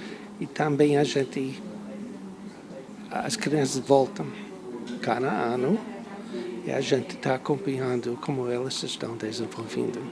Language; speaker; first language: Portuguese; non-native, fluent; English